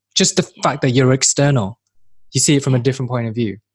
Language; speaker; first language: English; native; English